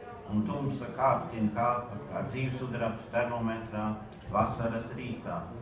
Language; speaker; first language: Latvian; early bilingual, heritage; Latvian